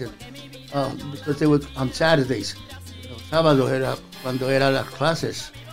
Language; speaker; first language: English; early bilingual, other home language; Spanish